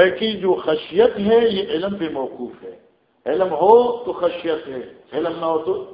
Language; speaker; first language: Urdu; non-native, local second language; Northern Hindko